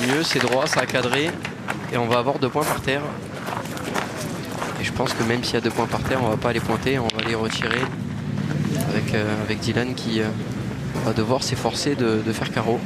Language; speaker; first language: French; native; French